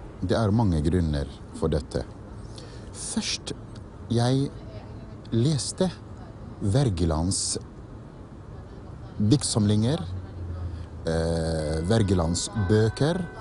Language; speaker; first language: Norwegian; non-native, fluent; Arabic